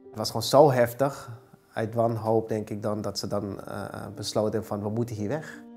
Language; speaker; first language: Dutch; early bilingual, other home language; Vietnamese